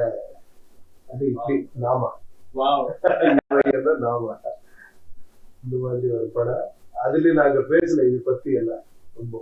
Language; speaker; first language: Tamil; non-native, learner; Kannada